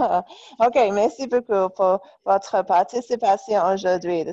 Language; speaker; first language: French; non-native, fluent; English